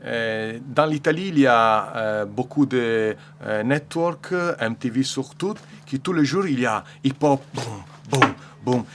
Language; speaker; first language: French; non-native, learner; Italian